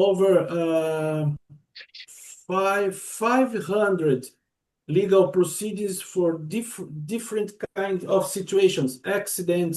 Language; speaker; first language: English; non-native, learner; Portuguese